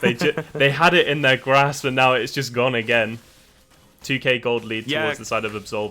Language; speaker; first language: English; native; English